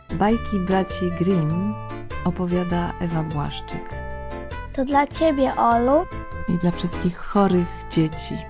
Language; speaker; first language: Polish; native; Polish